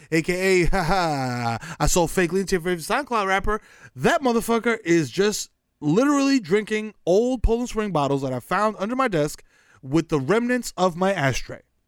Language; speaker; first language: English; early bilingual, other home language; Spanish